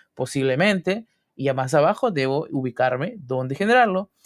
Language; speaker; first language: Spanish; native; Spanish